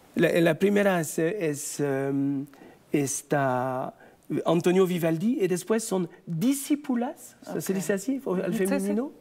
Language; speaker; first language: Spanish; non-native, fluent; French